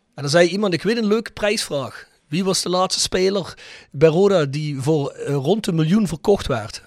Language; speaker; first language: Dutch; native; Dutch